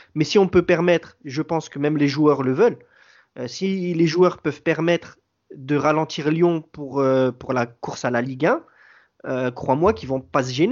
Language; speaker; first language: French; native; French